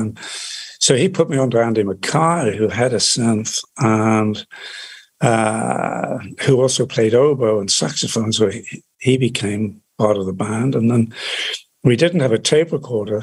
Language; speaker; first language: English; native; English